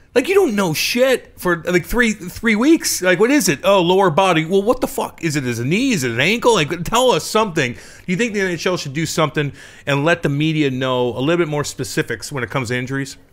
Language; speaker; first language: English; native; English